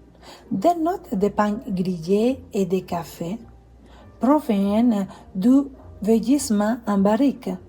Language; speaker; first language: French; non-native, fluent; Spanish